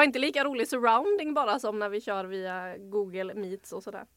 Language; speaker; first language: Swedish; native; Swedish